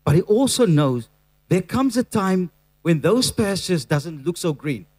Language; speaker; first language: English; non-native, local second language; Afrikaans